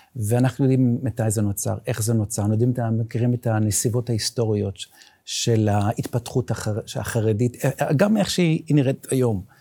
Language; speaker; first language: Hebrew; non-native, local second language; Yiddish